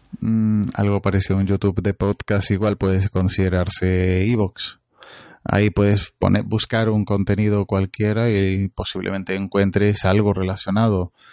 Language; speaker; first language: Spanish; native; Spanish